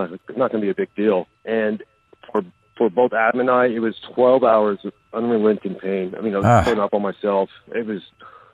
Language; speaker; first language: English; native; English